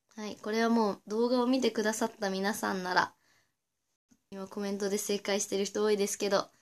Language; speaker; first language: Japanese; native; Japanese